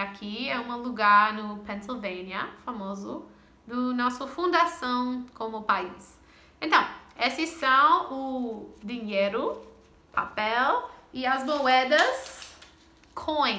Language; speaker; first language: Portuguese; non-native, fluent; English